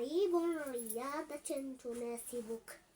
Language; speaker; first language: Arabic; native; Arabic